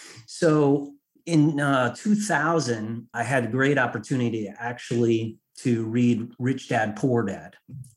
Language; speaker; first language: English; native; English